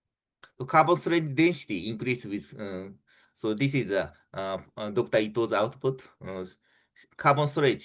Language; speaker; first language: English; non-native, fluent; Japanese